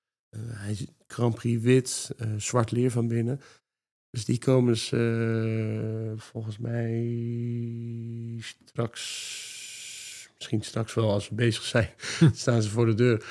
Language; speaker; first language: Dutch; native; Dutch